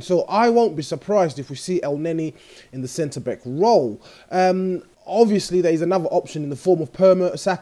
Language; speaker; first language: English; native; English